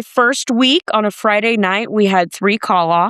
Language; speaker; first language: English; native; English